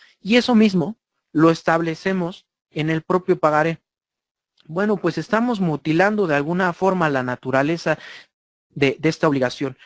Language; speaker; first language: Spanish; native; Spanish